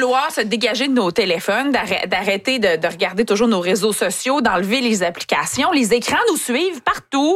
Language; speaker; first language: French; native; French